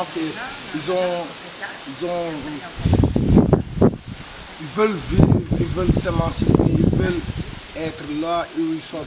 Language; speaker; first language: French; non-native, local second language; Wolof